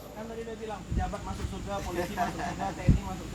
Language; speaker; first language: Indonesian; native; Indonesian